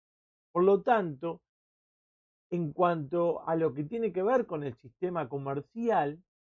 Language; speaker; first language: Spanish; native; Spanish